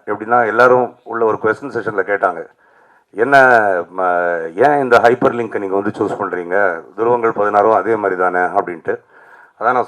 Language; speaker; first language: Tamil; native; Tamil